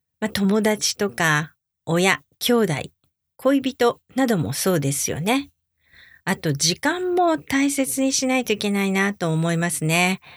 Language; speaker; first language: Japanese; native; Japanese